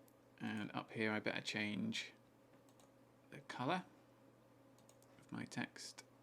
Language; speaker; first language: English; native; English